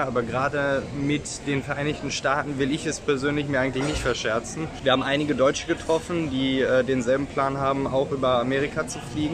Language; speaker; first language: German; native; German